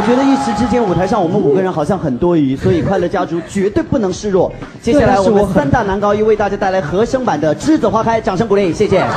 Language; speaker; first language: Chinese; native; Chinese